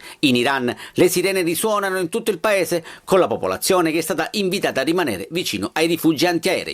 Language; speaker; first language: Italian; native; Italian